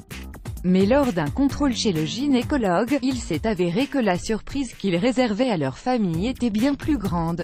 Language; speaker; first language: French; native; French